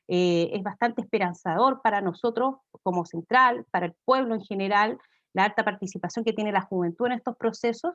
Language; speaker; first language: Spanish; native; Spanish